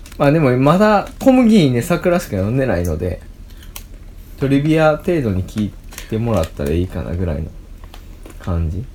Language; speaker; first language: Japanese; native; Japanese